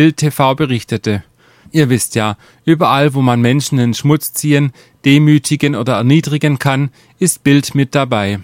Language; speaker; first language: German; native; German